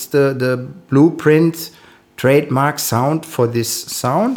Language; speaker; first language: English; non-native, fluent; German